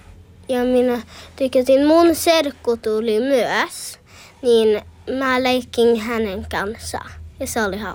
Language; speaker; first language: Finnish; early bilingual, heritage; Finnish